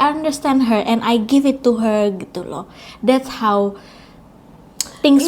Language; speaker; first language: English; non-native, learner; Indonesian